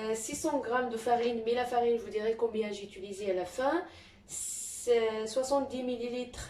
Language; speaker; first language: French; non-native, local second language; Arabic